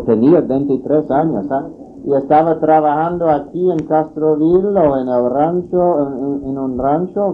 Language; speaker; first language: Spanish; non-native, fluent; English